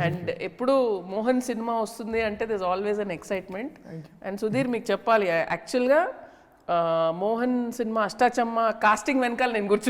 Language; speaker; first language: Telugu; native; Telugu